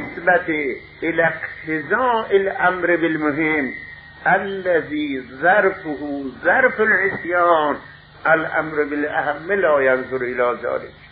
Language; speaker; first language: Arabic; non-native, fluent; Persian